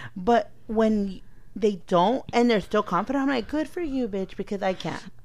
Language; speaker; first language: English; early bilingual, other home language; Spanish